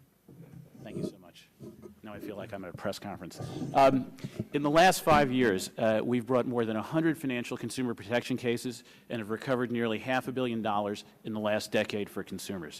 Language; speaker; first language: English; native; English